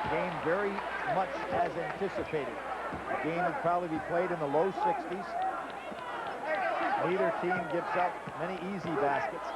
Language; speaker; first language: English; native; English